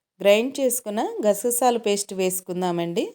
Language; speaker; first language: Telugu; native; Telugu